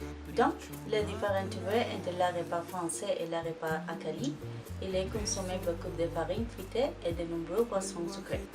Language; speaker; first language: French; non-native, learner; Spanish